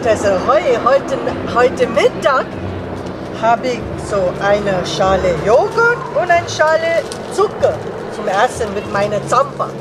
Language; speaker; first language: German; non-native, learner; Tibetan